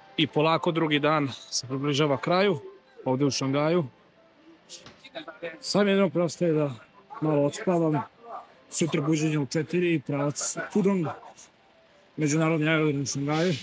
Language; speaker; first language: Bosnian; native; Bosnian